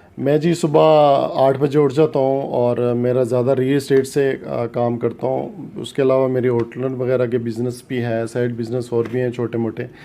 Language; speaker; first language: Urdu; non-native, local second language; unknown